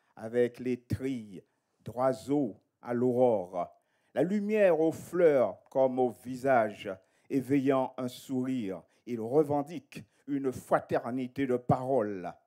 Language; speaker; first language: French; native; French